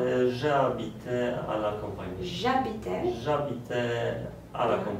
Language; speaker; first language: French; non-native, learner; Polish